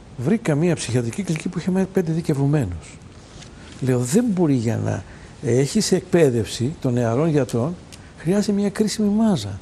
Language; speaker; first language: Greek; early bilingual, heritage; Greek